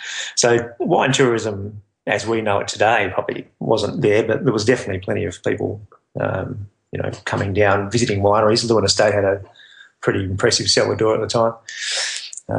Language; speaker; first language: English; native; English